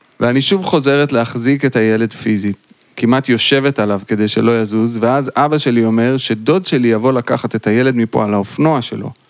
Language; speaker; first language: Hebrew; native; Hebrew